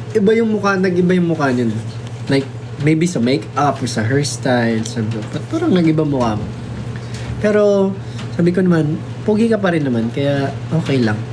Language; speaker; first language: Filipino; non-native, local second language; Waray